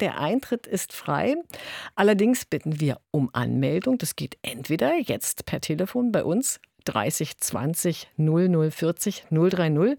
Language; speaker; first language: German; native; German